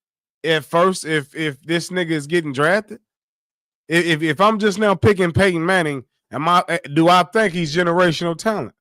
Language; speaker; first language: English; native; English